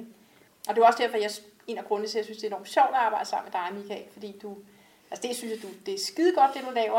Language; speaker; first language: Danish; native; Danish